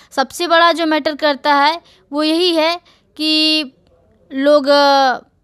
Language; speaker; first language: Hindi; native; Hindi